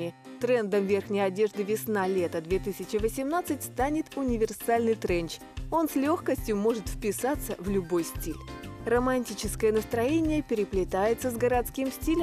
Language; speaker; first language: Russian; native; Russian